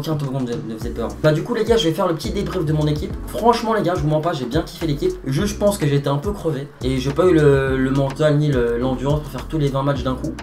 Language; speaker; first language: French; native; French